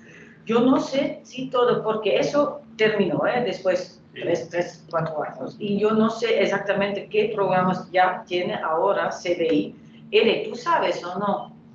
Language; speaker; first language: Spanish; non-native, fluent; Dutch